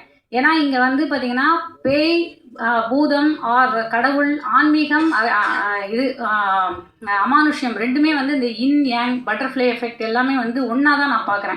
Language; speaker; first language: Tamil; native; Tamil